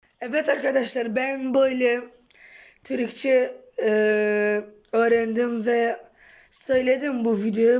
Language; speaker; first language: Turkish; non-native, learner; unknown